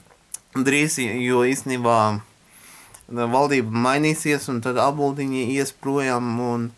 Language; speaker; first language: Latvian; non-native, local second language; Russian